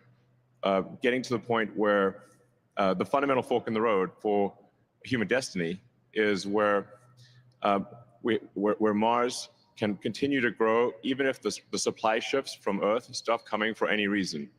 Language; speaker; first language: English; native; English